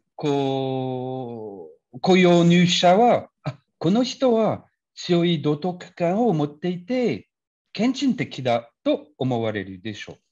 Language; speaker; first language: Japanese; non-native, learner; French